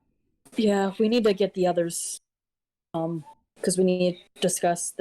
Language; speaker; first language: English; native; English